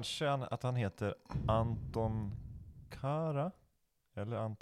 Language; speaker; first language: Swedish; native; Swedish